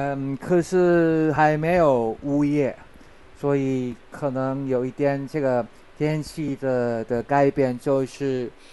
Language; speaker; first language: Chinese; non-native, fluent; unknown